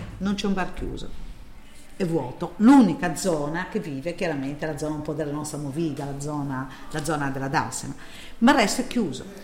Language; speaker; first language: Italian; native; Italian